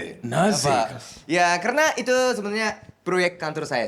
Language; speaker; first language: Indonesian; non-native, learner; Japanese